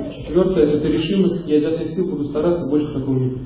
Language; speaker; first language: Russian; native; Russian